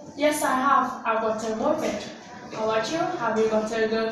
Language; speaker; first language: English; non-native, learner; Vietnamese